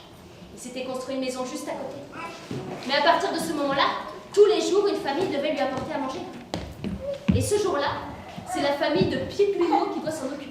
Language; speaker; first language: French; native; French